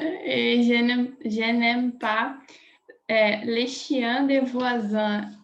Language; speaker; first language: French; non-native, learner; Portuguese